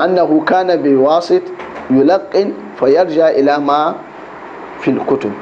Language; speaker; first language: Arabic; non-native, fluent; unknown